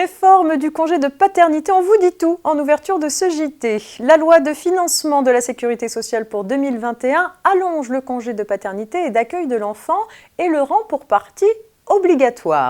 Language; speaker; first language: French; native; French